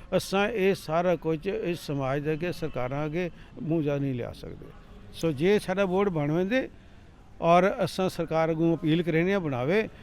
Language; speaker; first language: Punjabi; non-native, local second language; Saraiki